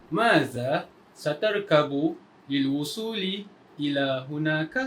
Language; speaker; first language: Arabic; non-native, learner; Malay